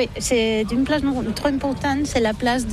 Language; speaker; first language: French; non-native, learner; Catalan